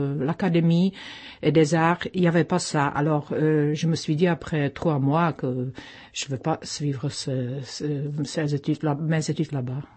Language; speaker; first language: French; non-native, fluent; Czech